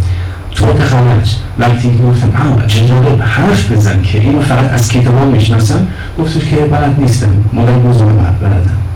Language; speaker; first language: Persian; non-native, fluent; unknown